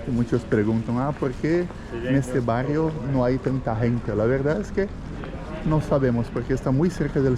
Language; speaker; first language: Spanish; non-native, fluent; Portuguese